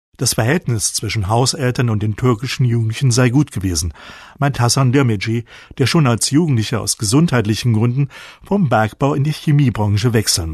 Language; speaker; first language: German; native; German